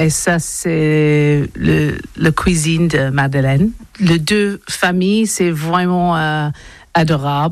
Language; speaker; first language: French; non-native, learner; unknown